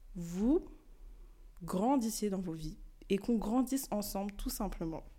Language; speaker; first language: French; early bilingual, other home language; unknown